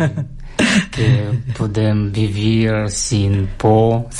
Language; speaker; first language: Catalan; non-native, learner; Russian